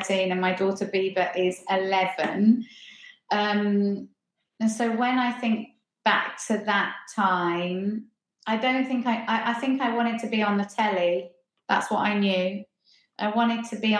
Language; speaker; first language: English; native; English